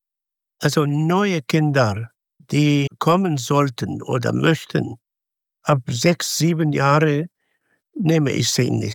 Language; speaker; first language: German; non-native, fluent; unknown